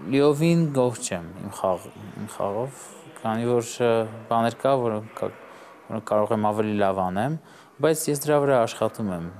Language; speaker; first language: Armenian; native; Armenian